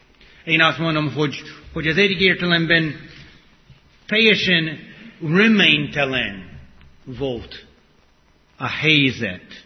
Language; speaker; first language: Hungarian; non-native, fluent; English